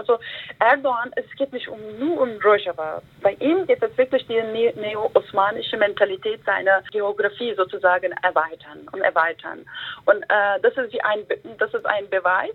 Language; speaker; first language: German; early bilingual, other home language; Kurdish